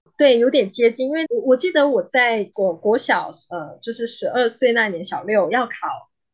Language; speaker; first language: Chinese; native; Chinese